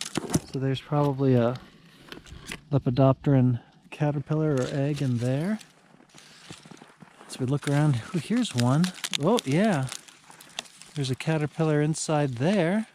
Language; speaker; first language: English; native; English